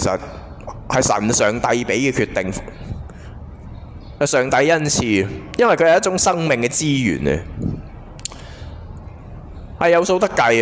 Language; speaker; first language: Cantonese; native; Cantonese